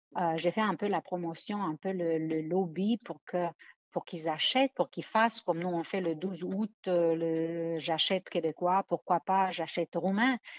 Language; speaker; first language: French; non-native, fluent; Romanian